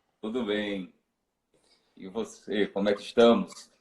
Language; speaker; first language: Portuguese; native; Portuguese